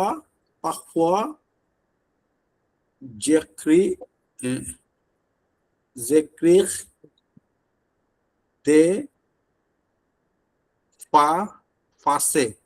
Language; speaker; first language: French; non-native, learner; Bangla